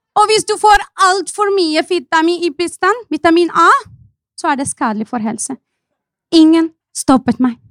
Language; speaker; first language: Norwegian; non-native, fluent; Arabic